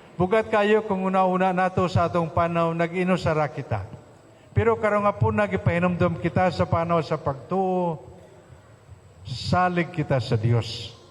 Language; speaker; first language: Cebuano; non-native, local second language; Hiligaynon